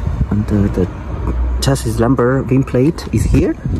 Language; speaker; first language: English; non-native, learner; Chinese